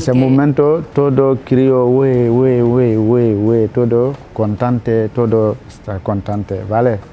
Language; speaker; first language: Spanish; non-native, learner; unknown